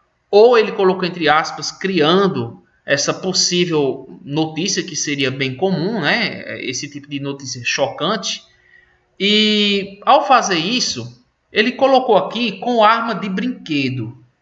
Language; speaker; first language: Portuguese; native; Portuguese